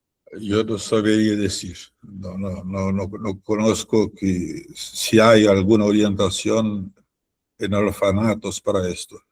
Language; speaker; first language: Spanish; non-native, fluent; Portuguese